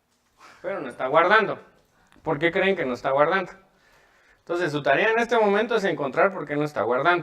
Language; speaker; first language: Spanish; native; Spanish